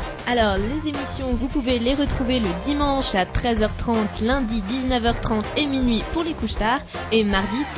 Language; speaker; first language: French; native; French